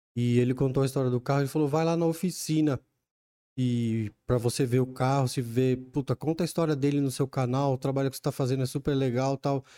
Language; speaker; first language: Portuguese; native; Portuguese